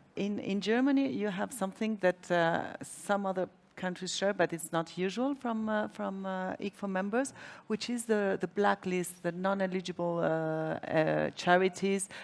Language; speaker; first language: English; non-native, fluent; Spanish